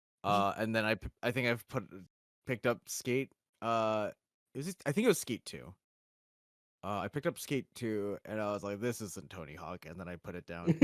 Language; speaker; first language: English; native; English